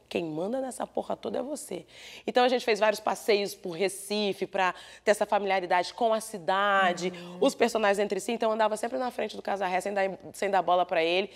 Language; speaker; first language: Portuguese; native; Portuguese